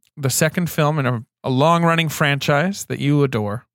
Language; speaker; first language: English; native; English